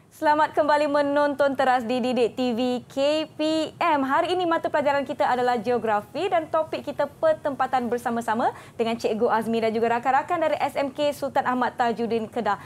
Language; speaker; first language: Malay; native; Malay